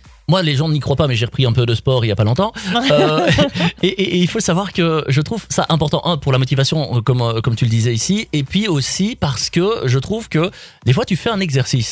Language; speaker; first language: French; native; French